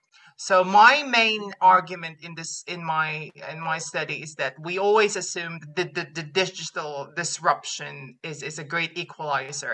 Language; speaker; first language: English; non-native, local second language; Filipino